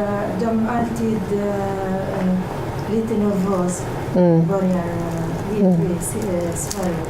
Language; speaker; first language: Swedish; non-native, learner; Arabic